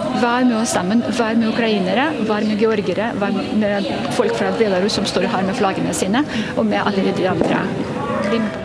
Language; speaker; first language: Norwegian; non-native, fluent; Russian